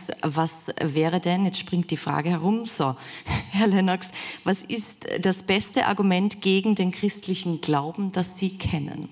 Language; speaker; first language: German; native; German